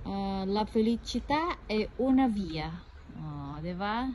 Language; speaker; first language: Italian; non-native, learner; Cebuano